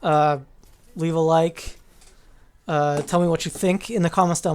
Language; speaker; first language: English; native; English